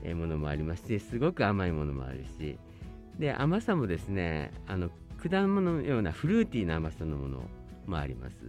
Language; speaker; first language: Japanese; native; Japanese